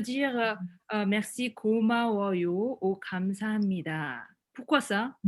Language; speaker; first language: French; non-native, fluent; Korean